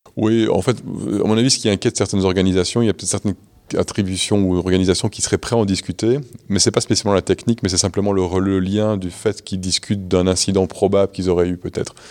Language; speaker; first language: French; native; French